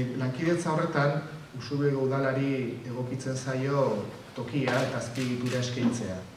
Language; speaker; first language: Basque; native; Basque